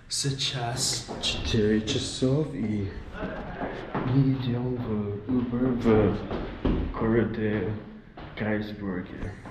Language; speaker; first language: Russian; non-native, learner; English